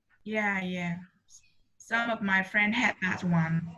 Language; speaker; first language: English; non-native, learner; Vietnamese